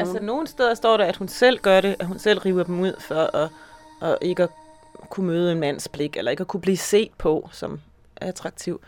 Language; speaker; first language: Danish; native; Danish